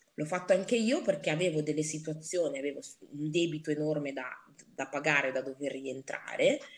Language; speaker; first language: Italian; early bilingual, other home language; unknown